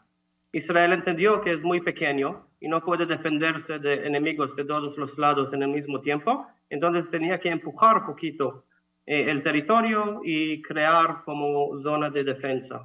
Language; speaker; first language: Spanish; non-native, fluent; Hebrew